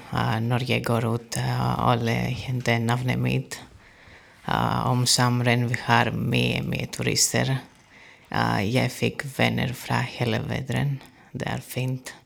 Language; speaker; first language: Norwegian; non-native, learner; Greek